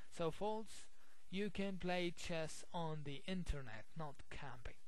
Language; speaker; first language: English; non-native, fluent; Arabic